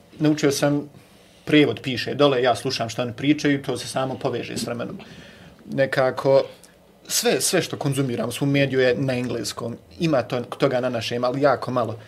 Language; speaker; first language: Bosnian; native; Bosnian